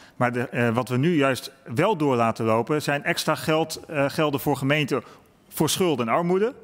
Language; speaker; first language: Dutch; native; Dutch